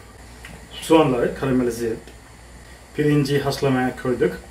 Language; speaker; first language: Turkish; non-native, learner; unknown